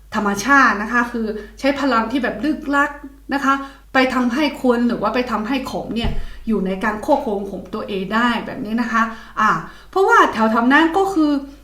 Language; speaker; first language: Thai; non-native, fluent; Chinese